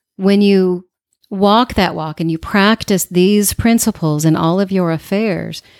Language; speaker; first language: English; native; English